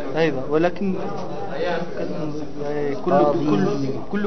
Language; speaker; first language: Arabic; non-native, learner; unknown